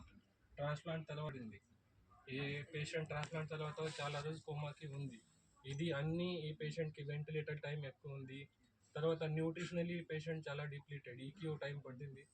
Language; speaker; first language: Telugu; non-native, learner; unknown